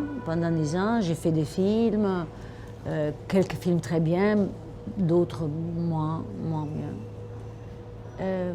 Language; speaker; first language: French; non-native, fluent; Italian